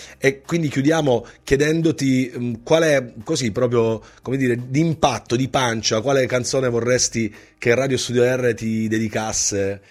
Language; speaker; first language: Italian; native; Italian